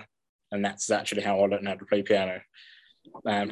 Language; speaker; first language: English; native; English